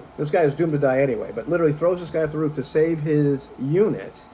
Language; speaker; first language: English; native; English